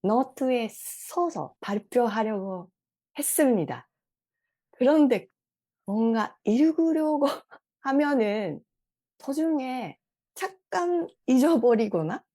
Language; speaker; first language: Korean; non-native, fluent; Japanese